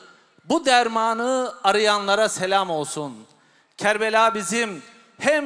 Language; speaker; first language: Turkish; native; Turkish